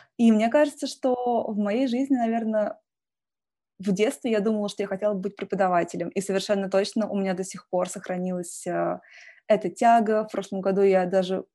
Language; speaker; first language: Russian; native; Russian